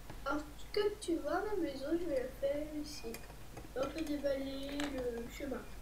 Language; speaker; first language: French; native; French